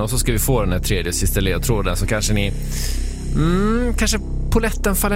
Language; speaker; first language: Swedish; native; Swedish